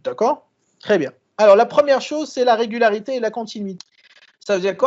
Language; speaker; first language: French; non-native, local second language; Arabic